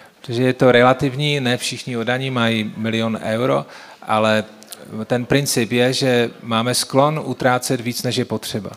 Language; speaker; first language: Czech; native; Czech